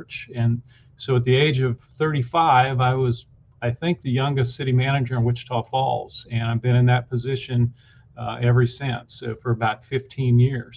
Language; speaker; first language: English; native; English